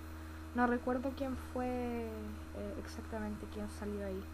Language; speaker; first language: Spanish; native; Spanish